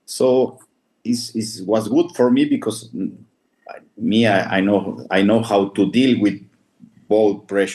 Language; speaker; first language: English; non-native, fluent; Spanish